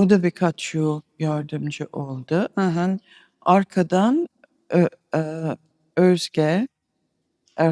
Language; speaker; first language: Turkish; non-native, fluent; English